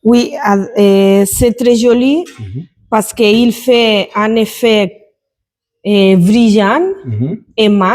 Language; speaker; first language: French; non-native, learner; Spanish